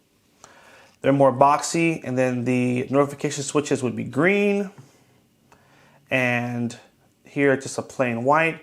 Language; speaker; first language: English; native; English